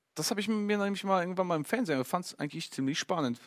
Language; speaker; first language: German; non-native, fluent; Polish